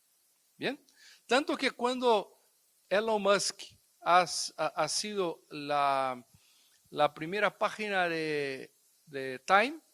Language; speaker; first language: Spanish; non-native, fluent; Portuguese